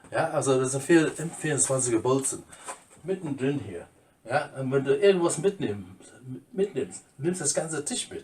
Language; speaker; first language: German; non-native, fluent; English